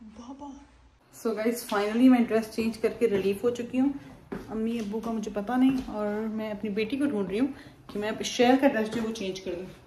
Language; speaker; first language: Urdu; native; Urdu